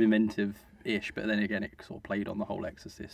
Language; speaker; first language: English; native; English